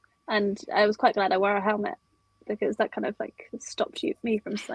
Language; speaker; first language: English; native; English